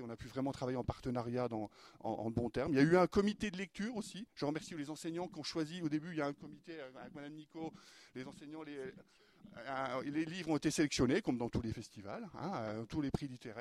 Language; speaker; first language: French; native; French